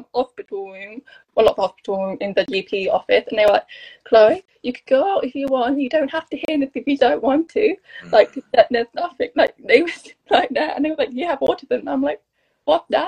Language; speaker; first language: English; native; English